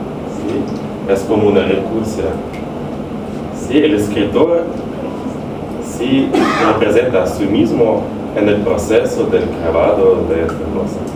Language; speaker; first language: Spanish; non-native, fluent; Russian